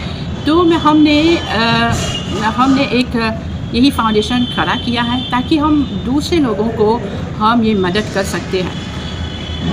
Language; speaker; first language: Hindi; non-native, fluent; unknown